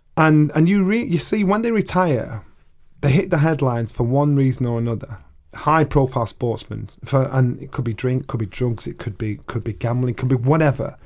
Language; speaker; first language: English; native; English